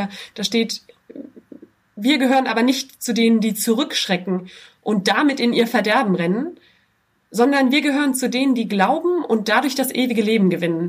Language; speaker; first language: German; native; German